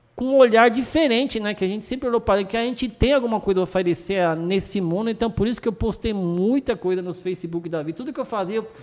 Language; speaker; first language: Portuguese; early bilingual, other home language; Japanese